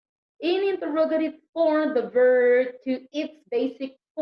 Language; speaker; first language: English; non-native, learner; Spanish